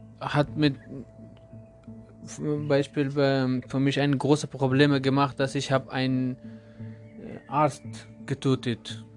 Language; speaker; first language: German; non-native, learner; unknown